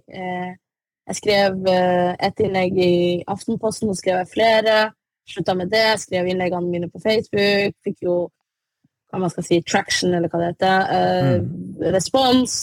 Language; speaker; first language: Norwegian; early bilingual, other home language; Arabic